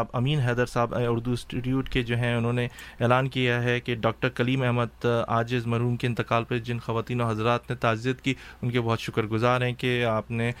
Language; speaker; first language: Urdu; native; Urdu